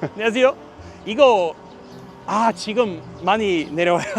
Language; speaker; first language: Korean; non-native, learner; Swedish